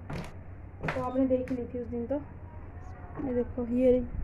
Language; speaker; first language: Hindi; native; Hindi